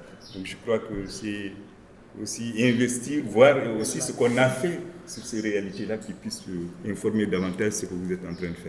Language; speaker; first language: French; non-native, local second language; Wolof